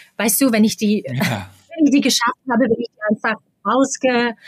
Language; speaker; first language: German; non-native, fluent; Slovak